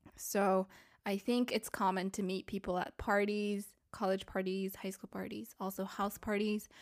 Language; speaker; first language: English; early bilingual, other home language; Japanese